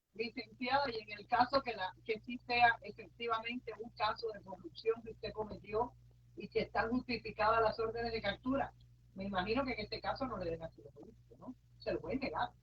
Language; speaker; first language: Spanish; native; Spanish